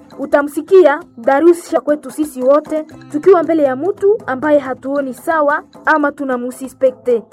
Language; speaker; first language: Swahili; non-native, local second language; Nande